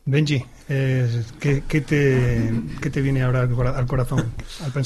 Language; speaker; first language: Spanish; native; Spanish